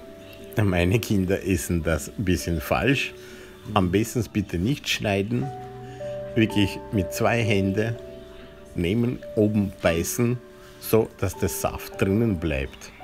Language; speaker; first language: German; non-native, fluent; Russian